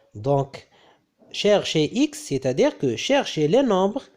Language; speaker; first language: French; non-native, local second language; Arabic